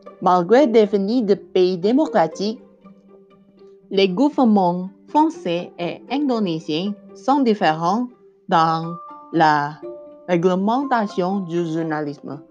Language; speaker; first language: French; non-native, learner; Indonesian